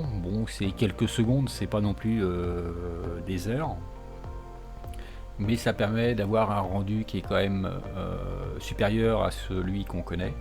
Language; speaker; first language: French; native; French